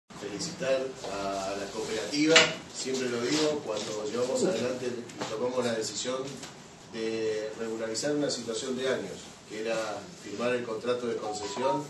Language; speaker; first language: Spanish; native; Spanish